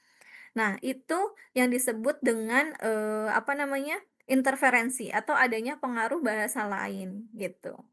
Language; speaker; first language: Indonesian; native; Indonesian